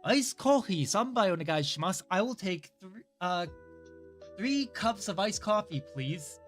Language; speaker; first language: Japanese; non-native, learner; English